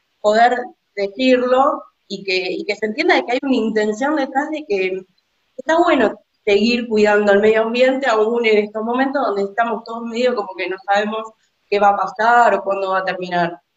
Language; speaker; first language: Spanish; native; Spanish